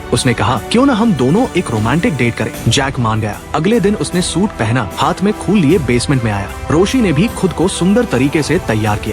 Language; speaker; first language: Hindi; native; Hindi